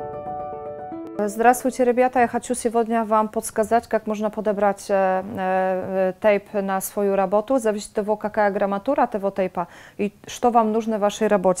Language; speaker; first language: Russian; non-native, fluent; Polish